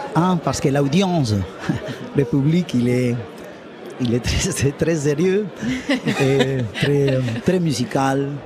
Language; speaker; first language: French; non-native, fluent; Spanish